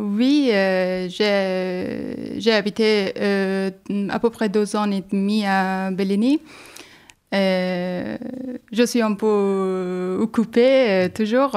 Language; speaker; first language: French; non-native, learner; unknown